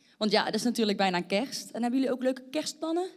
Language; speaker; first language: Dutch; native; Dutch